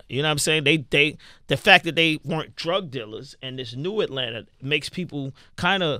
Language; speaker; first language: English; native; English